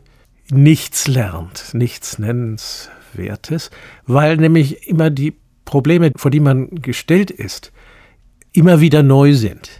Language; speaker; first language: German; native; German